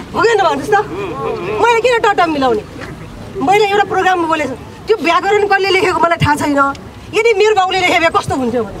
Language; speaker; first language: Nepali; non-native, local second language; Newari